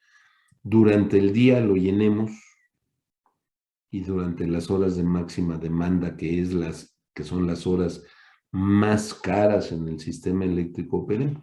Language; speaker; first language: Spanish; native; Spanish